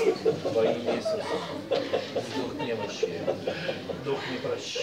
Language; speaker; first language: Russian; native; Russian